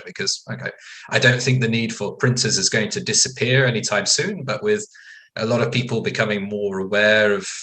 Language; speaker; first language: English; native; English